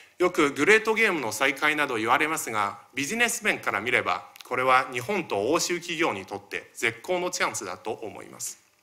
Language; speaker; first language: Japanese; early bilingual, other home language; Chinese